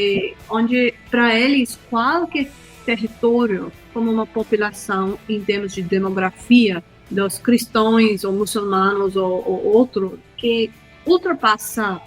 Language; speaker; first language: Portuguese; non-native, fluent; Hindi